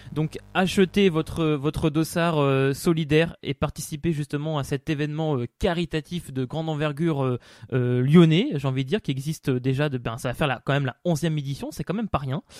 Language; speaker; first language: French; native; French